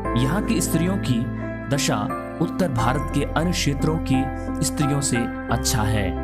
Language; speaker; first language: Hindi; native; Hindi